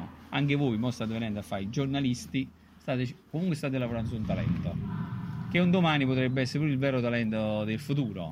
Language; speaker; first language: Italian; native; Italian